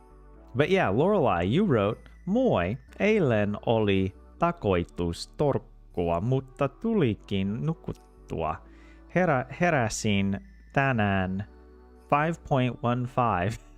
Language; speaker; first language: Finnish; non-native, learner; English